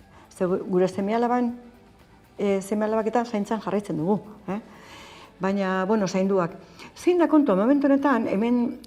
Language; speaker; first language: Basque; native; Basque